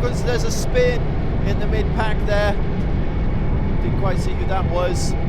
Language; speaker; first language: English; native; English